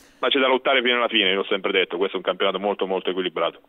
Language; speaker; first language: Italian; native; Italian